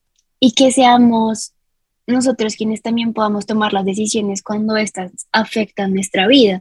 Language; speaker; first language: Spanish; native; Spanish